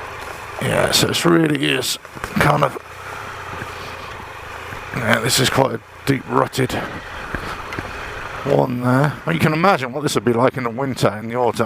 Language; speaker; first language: English; native; English